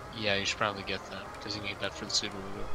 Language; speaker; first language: English; native; English